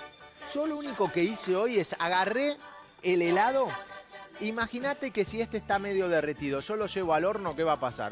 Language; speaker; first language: Spanish; native; Spanish